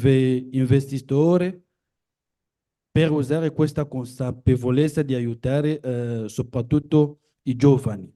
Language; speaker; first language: Italian; non-native, learner; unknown